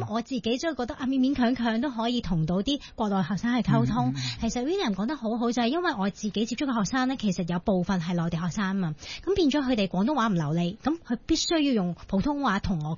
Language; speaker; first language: Cantonese; native; Cantonese